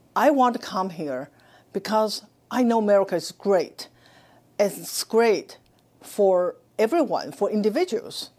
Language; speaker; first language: English; non-native, fluent; Chinese